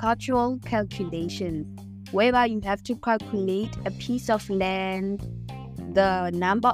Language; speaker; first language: English; non-native, local second language; Southern Sotho